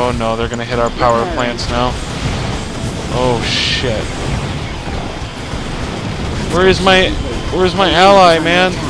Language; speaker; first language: English; native; English